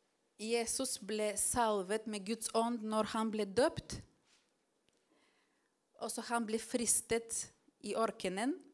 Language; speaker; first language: Norwegian; non-native, fluent; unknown